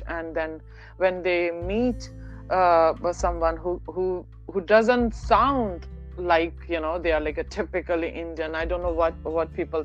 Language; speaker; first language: English; non-native, local second language; Hindi